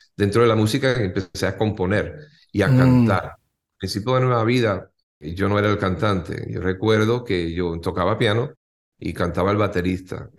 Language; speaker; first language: Spanish; native; Spanish